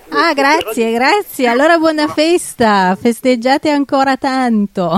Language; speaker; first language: Italian; native; Italian